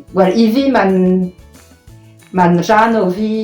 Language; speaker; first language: Welsh; non-native, fluent; French